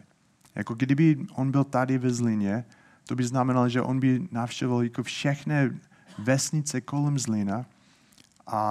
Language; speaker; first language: Czech; non-native, fluent; English